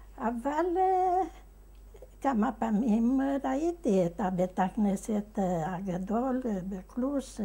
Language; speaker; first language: Hebrew; non-native, fluent; Hungarian